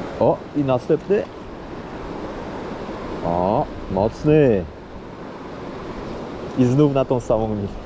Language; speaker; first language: Polish; native; Polish